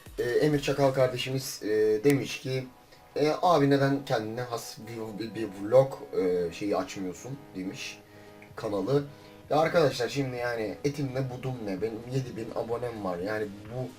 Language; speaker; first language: Turkish; native; Turkish